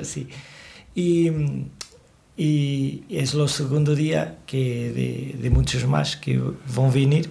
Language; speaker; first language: Spanish; non-native, learner; Portuguese